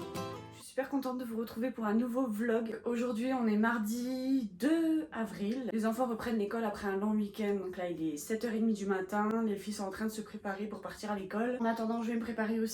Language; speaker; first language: French; native; French